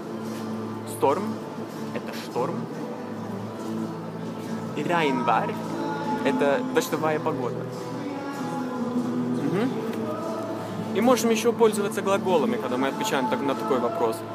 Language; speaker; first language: Russian; non-native, fluent; Norwegian